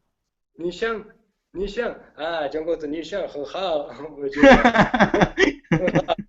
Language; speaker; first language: Chinese; non-native, learner; Italian